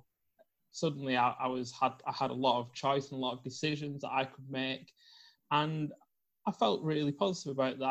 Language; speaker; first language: English; native; English